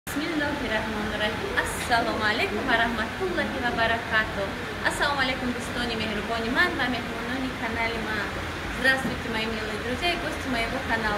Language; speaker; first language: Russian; non-native, local second language; Tajik